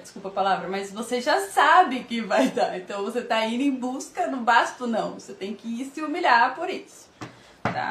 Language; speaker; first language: Portuguese; native; Portuguese